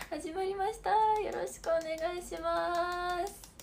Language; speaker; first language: Japanese; native; Japanese